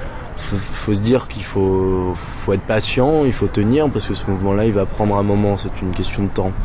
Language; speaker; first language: French; native; French